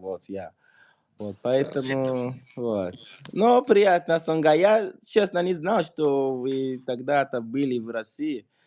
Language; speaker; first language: Russian; non-native, fluent; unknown